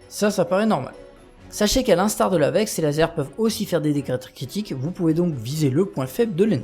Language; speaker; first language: French; native; French